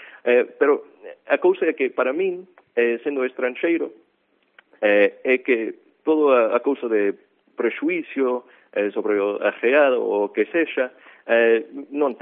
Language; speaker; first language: Galician; non-native, fluent; English